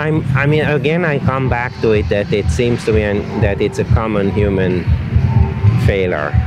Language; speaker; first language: English; non-native, fluent; Hungarian